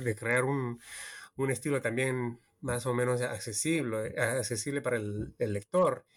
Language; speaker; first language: Spanish; early bilingual, heritage; Spanish